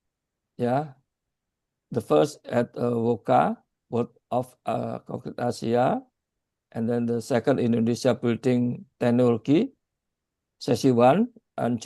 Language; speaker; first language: English; non-native, learner; Indonesian